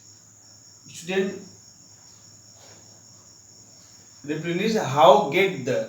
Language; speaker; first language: English; non-native, local second language; Hindi